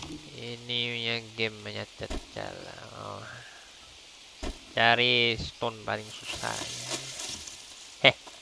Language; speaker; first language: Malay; non-native, local second language; Chinese